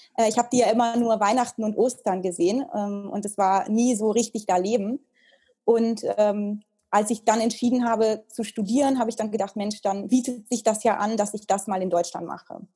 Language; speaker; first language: German; early bilingual, heritage; Italian